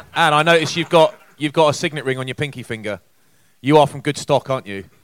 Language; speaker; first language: English; native; English